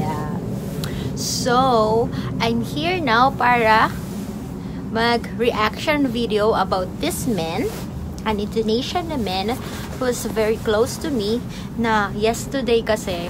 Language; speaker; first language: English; non-native, local second language; Filipino